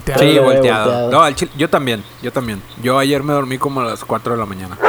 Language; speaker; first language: Spanish; native; Spanish